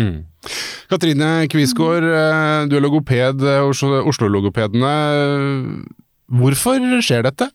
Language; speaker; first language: Norwegian; native; Norwegian